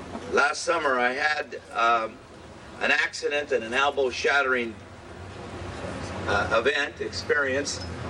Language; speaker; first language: English; native; English